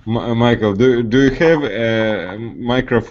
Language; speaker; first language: English; non-native, learner; Russian